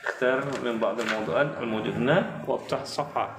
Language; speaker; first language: Arabic; non-native, fluent; Indonesian